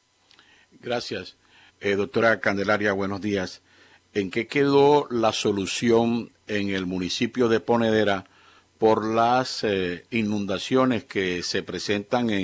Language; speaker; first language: Spanish; native; Spanish